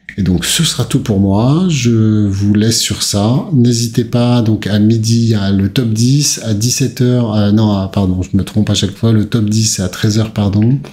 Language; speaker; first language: French; native; French